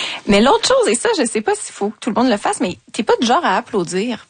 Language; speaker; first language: French; native; French